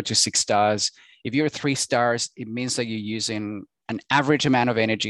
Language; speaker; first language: English; non-native, fluent; Spanish